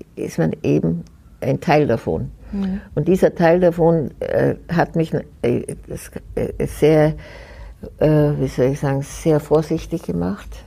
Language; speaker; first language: German; native; German